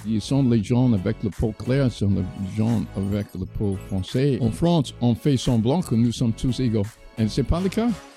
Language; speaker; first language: French; non-native, fluent; English